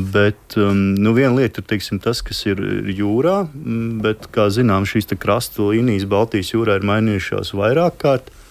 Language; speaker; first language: Latvian; native; Latvian